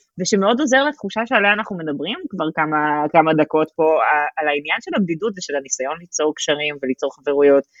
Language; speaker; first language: Hebrew; native; Hebrew